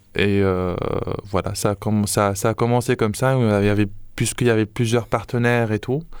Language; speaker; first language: French; non-native, local second language; Arabic